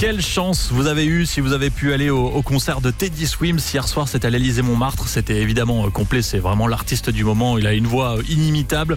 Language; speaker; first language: French; native; French